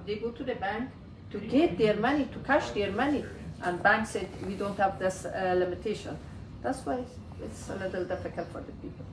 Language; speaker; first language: English; non-native, learner; Persian